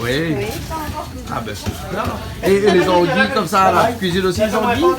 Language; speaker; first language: French; native; French